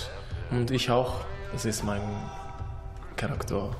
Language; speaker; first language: German; non-native, learner; Japanese